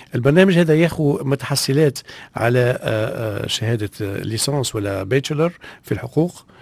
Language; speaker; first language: Arabic; native; Arabic